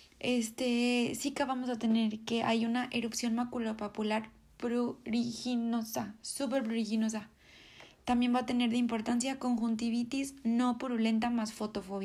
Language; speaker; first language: Spanish; native; Spanish